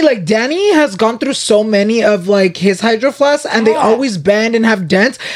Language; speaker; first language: English; early bilingual, other home language; Spanish